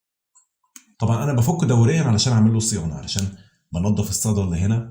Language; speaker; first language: Arabic; native; Arabic